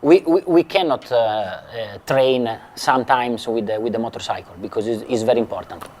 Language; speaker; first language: English; non-native, fluent; Italian